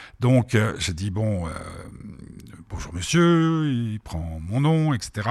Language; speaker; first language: French; native; French